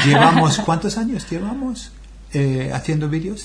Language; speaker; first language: Spanish; non-native, fluent; English